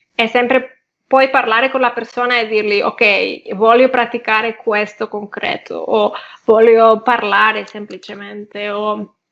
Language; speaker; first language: Italian; non-native, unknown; Catalan